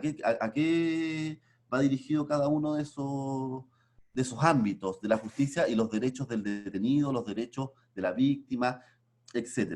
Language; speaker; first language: Spanish; native; Spanish